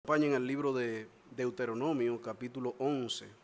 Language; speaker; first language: Spanish; native; Spanish